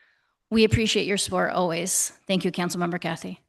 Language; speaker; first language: English; native; English